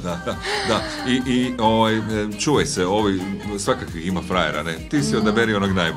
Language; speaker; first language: Croatian; native; Croatian